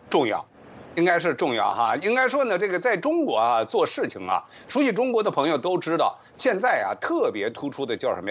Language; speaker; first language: Chinese; native; Chinese